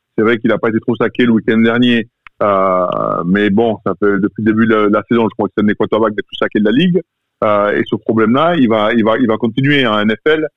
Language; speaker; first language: French; native; French